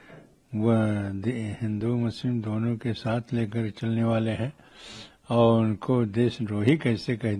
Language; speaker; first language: Hindi; native; Hindi